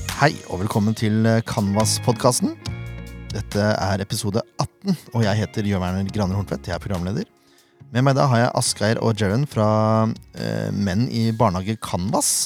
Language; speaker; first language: Norwegian; native; Norwegian